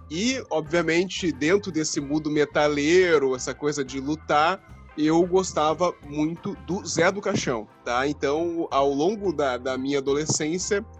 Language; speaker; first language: Portuguese; native; Portuguese